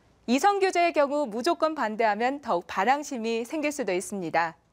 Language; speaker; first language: Korean; native; Korean